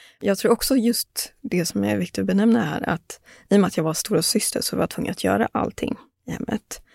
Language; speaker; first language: Swedish; early bilingual, other home language; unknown